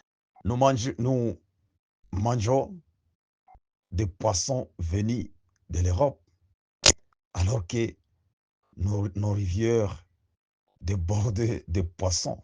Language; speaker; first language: French; non-native, local second language; Swahili